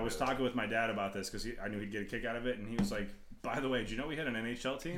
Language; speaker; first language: English; native; English